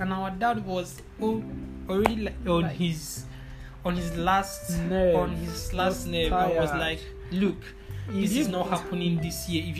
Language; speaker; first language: English; non-native, local second language; Igbo